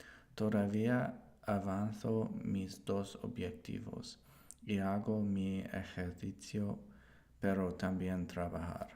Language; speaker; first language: Spanish; non-native, learner; English